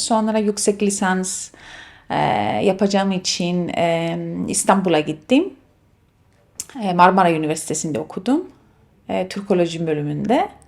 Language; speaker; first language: Turkish; non-native, fluent; Greek